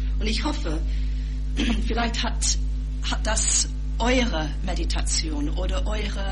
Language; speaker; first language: German; non-native, fluent; English